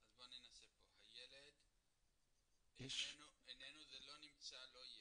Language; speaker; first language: Hebrew; non-native, learner; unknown